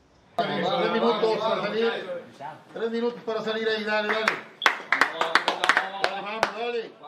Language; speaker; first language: Spanish; native; Spanish